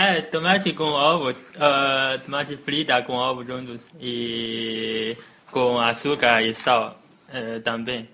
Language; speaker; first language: Portuguese; non-native, learner; Chinese